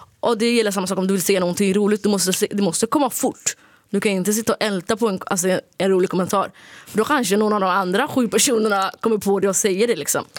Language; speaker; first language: Swedish; early bilingual, other home language; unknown